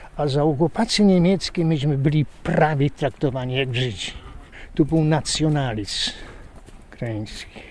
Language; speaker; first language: Polish; native; Polish